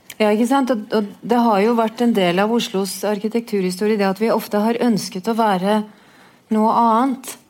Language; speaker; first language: Norwegian; native; Norwegian